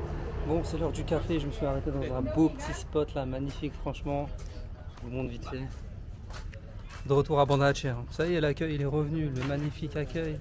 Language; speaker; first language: French; native; French